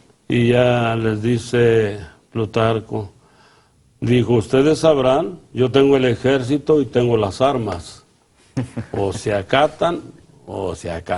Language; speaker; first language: Spanish; native; Spanish